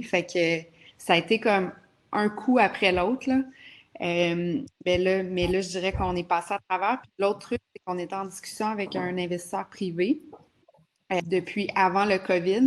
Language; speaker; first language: French; native; French